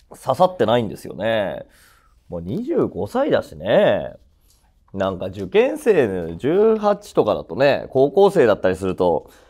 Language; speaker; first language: Japanese; native; Japanese